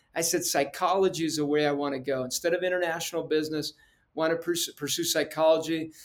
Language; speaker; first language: English; early bilingual, other home language; Spanish